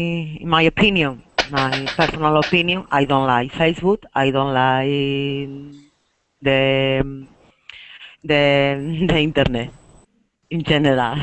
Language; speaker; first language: English; non-native, learner; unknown